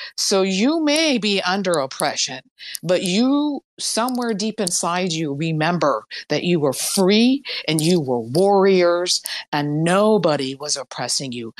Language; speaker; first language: English; early bilingual, other home language; Persian